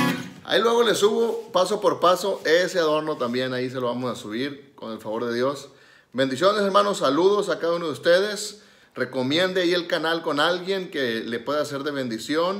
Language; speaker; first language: Spanish; native; Spanish